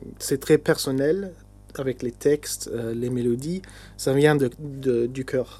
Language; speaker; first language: French; non-native, local second language; Luxembourgish